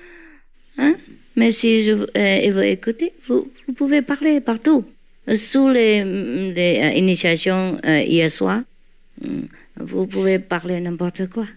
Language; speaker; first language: French; non-native, learner; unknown